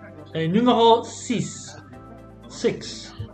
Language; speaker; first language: French; non-native, fluent; Spanish